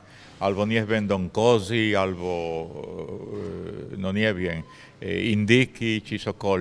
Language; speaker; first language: Polish; non-native, fluent; Spanish